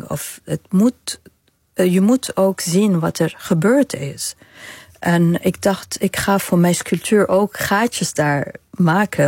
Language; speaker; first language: Dutch; non-native, fluent; Arabic